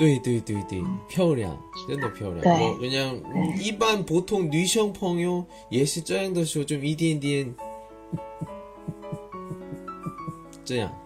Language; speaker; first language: Chinese; non-native, learner; Korean